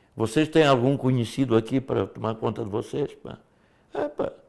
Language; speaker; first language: Portuguese; native; Portuguese